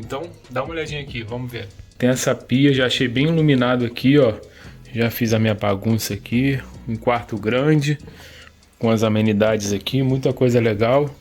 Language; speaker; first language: Portuguese; native; Portuguese